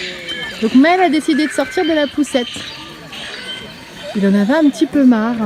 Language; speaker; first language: French; native; French